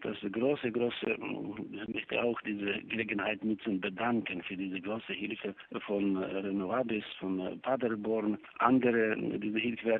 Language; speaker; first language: German; non-native, learner; Ukrainian